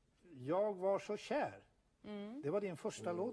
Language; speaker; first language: Swedish; native; Swedish